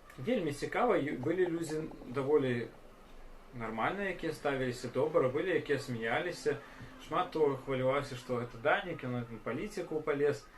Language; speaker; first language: Belarusian; non-native, local second language; Russian